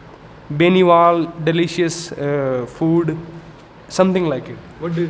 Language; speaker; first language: English; non-native, local second language; Hindi